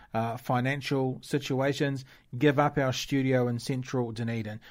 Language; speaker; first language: English; native; English